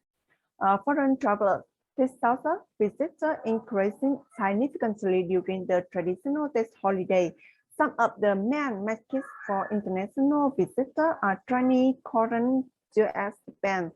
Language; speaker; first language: English; non-native, learner; Vietnamese